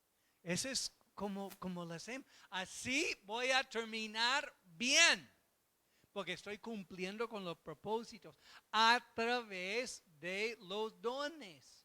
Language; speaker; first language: Spanish; non-native, fluent; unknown